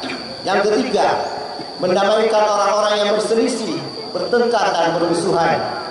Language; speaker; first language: Indonesian; native; Indonesian